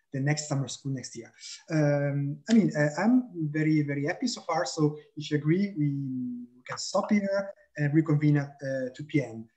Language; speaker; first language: English; non-native, fluent; Italian